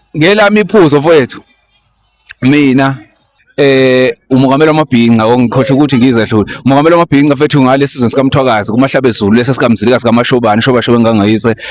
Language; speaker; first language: Zulu; native; Zulu